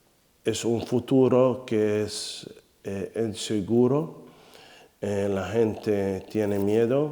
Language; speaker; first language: Spanish; non-native, fluent; Arabic